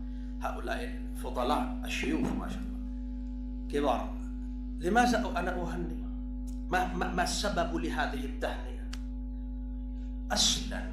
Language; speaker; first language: Arabic; non-native, fluent; Urdu